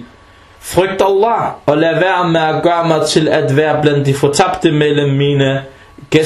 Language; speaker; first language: Danish; non-native, fluent; Arabic